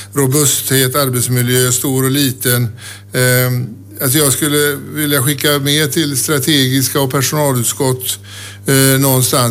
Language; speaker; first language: Swedish; native; Swedish